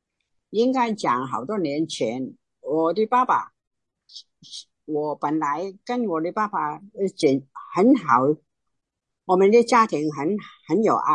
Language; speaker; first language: Chinese; non-native, local second language; Cantonese